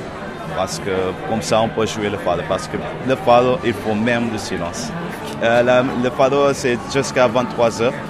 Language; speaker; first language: French; non-native, fluent; Portuguese